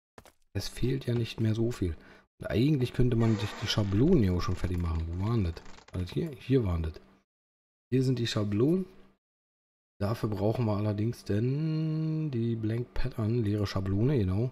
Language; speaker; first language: German; native; German